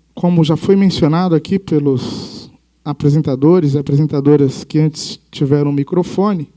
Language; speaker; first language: Portuguese; native; Portuguese